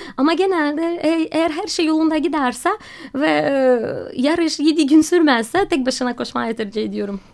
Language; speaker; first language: Turkish; non-native, fluent; Russian